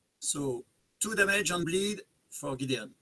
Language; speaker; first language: English; non-native, fluent; French